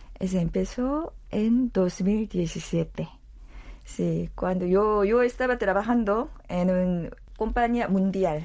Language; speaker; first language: Spanish; non-native, learner; Korean